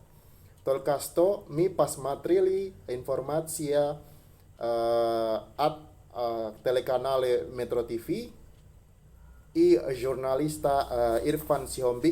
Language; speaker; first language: Russian; non-native, learner; Indonesian